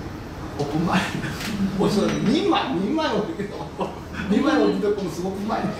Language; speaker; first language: Chinese; non-native, fluent; Korean